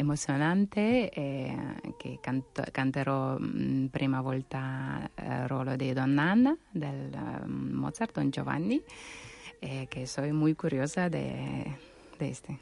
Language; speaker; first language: Spanish; non-native, learner; Russian